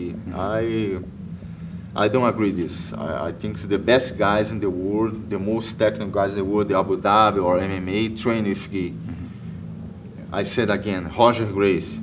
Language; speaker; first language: English; non-native, learner; Portuguese